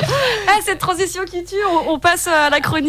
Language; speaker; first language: French; native; French